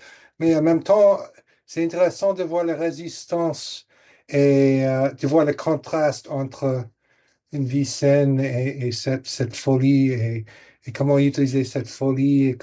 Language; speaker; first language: French; non-native, fluent; English